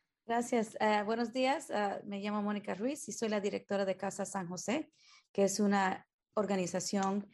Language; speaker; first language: Spanish; early bilingual, heritage; Spanish